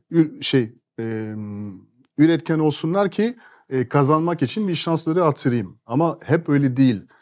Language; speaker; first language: Turkish; non-native, fluent; French